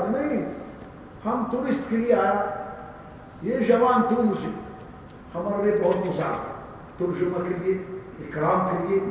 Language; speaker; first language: Urdu; non-native, learner; Arabic